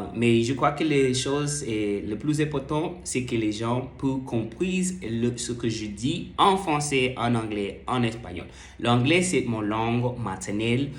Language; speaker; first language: French; non-native, learner; English